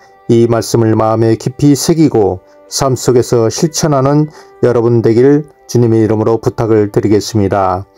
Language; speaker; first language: Korean; native; Korean